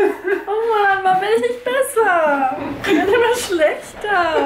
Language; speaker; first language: German; native; German